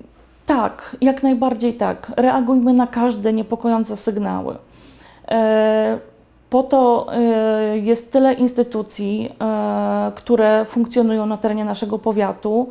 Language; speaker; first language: Polish; native; Polish